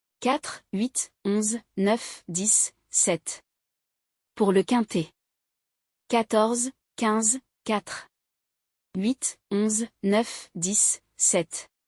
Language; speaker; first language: French; native; French